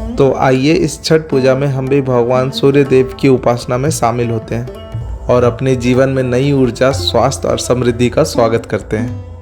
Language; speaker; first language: Hindi; native; Hindi